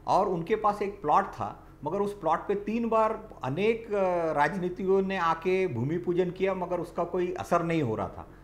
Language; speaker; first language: Hindi; non-native, local second language; Marathi